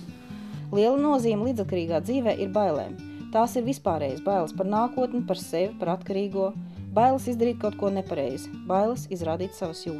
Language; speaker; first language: Latvian; native; Latvian